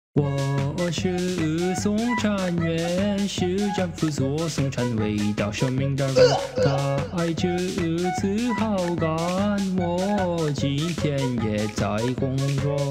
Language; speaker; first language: Chinese; non-native, learner; Korean